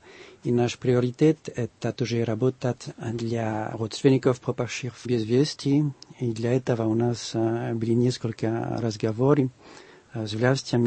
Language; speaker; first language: Russian; non-native, fluent; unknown